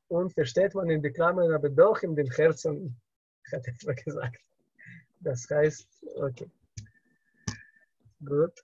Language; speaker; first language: German; non-native, learner; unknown